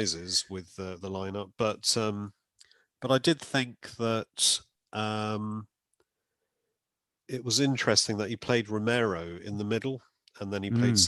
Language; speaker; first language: English; native; English